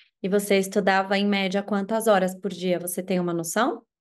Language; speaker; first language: Portuguese; native; Portuguese